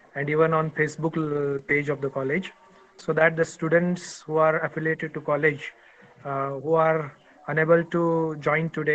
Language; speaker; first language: English; non-native, local second language; Marathi